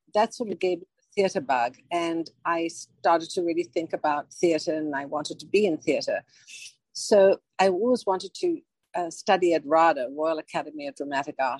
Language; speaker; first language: English; native; English